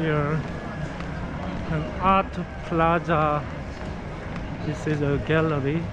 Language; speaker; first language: English; non-native, learner; Korean